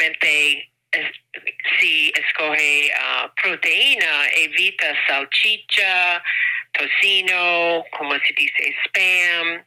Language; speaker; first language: Spanish; non-native, learner; English